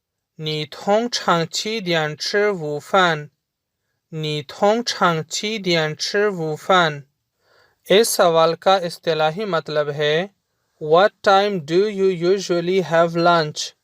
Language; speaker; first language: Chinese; non-native, fluent; Urdu